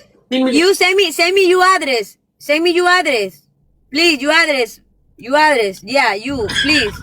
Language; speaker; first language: English; non-native, learner; Spanish